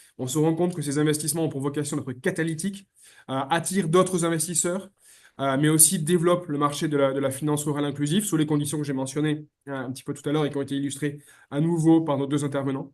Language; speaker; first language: French; native; French